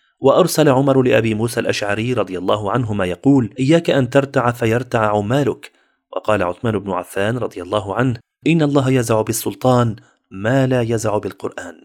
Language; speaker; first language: Arabic; native; Arabic